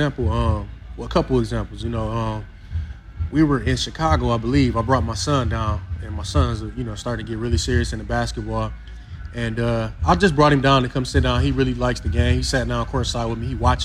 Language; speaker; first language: English; native; English